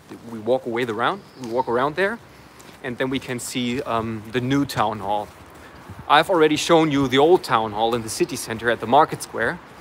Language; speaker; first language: English; non-native, fluent; German